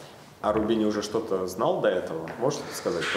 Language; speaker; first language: Russian; native; Russian